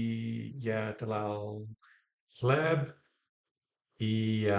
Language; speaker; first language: Russian; non-native, learner; English